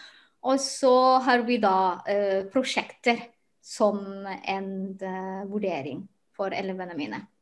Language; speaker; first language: Norwegian; non-native, fluent; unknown